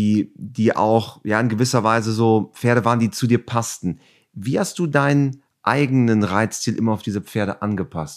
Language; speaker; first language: German; native; German